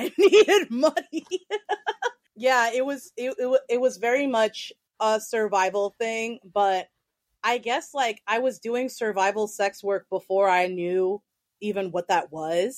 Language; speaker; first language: English; native; English